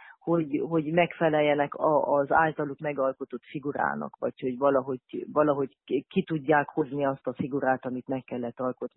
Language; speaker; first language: Hungarian; native; Hungarian